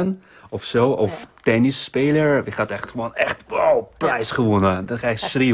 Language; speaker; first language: Dutch; non-native, fluent; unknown